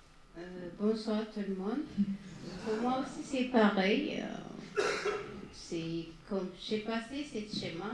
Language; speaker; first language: French; non-native, learner; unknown